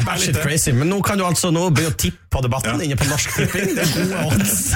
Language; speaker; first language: Norwegian; native; Norwegian